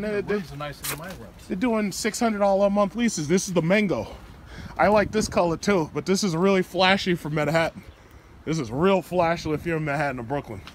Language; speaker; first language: English; native; English